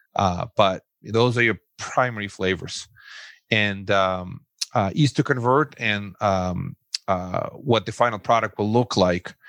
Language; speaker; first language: English; non-native, fluent; Russian